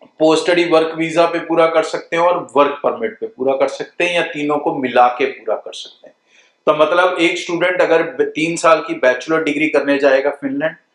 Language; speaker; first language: Hindi; non-native, local second language; Punjabi